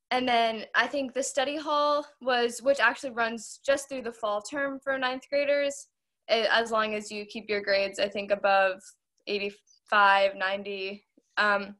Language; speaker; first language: English; native; English